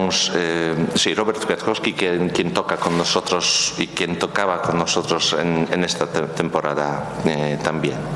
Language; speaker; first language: Spanish; non-native, learner; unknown